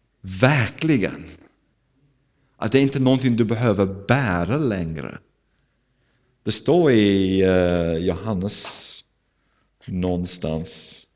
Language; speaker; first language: Swedish; non-native, fluent; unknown